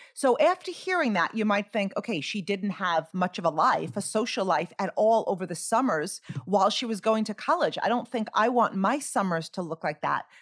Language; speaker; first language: English; native; English